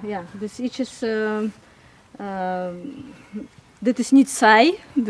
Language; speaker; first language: Dutch; non-native, learner; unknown